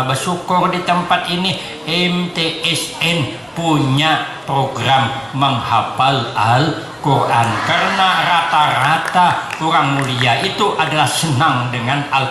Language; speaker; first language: Indonesian; non-native, local second language; Banjar